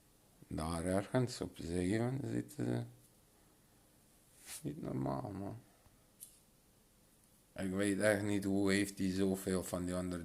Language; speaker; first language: Dutch; non-native, local second language; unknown